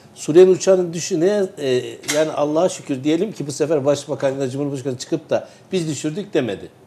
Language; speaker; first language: Turkish; native; Turkish